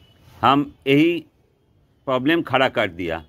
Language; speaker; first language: Hindi; non-native, local second language; Bangla